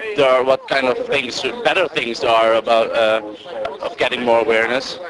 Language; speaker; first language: English; non-native, fluent; Dutch